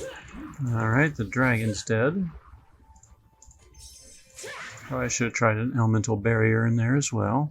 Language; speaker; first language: English; native; English